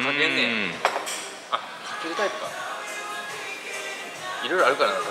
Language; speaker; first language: Japanese; native; Japanese